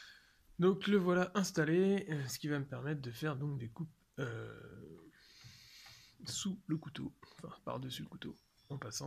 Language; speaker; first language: French; native; French